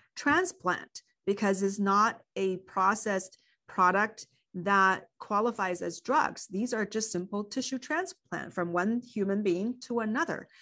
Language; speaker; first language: English; non-native, fluent; Chinese